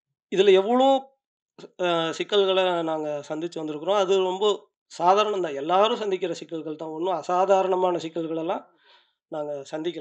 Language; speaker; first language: Tamil; native; Tamil